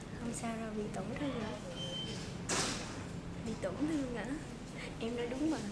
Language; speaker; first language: Vietnamese; native; Vietnamese